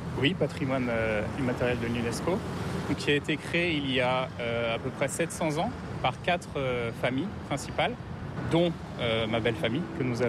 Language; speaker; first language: French; native; French